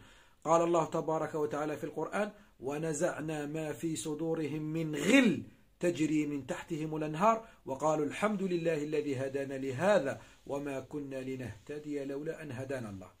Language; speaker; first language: Arabic; native; Arabic